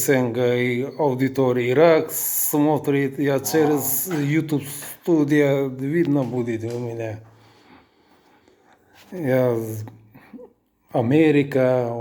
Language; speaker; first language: Russian; non-native, learner; Uzbek